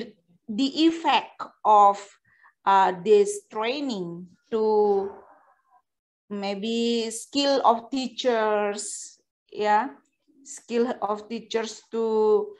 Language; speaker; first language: English; non-native, fluent; Indonesian